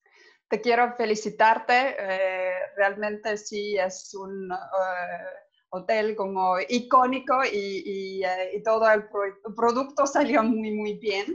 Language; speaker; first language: Spanish; non-native, fluent; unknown